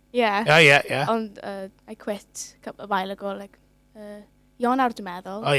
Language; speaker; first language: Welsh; non-native, local second language; English